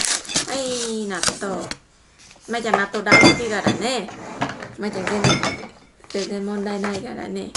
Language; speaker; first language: Japanese; non-native, learner; Vietnamese